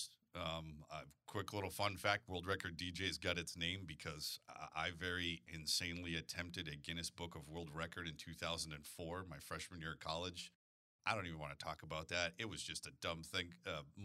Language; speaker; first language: English; native; English